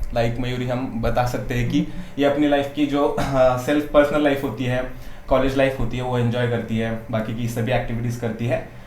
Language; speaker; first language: Hindi; non-native, local second language; Marathi